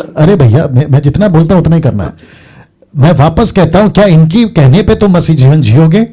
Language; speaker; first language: Hindi; native; Hindi